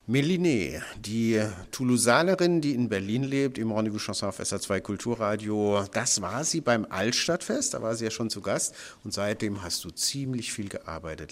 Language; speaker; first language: German; native; German